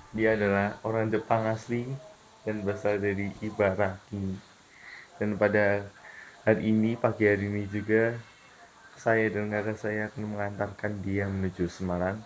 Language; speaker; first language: Indonesian; native; Indonesian